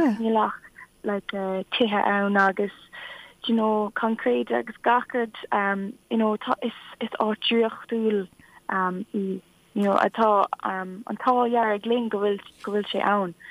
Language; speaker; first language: Irish; non-native, local second language; English